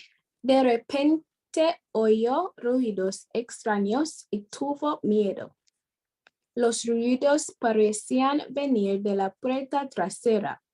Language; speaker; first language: Spanish; non-native, fluent; English